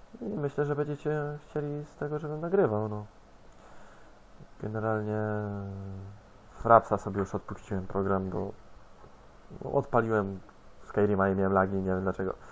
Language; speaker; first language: Polish; native; Polish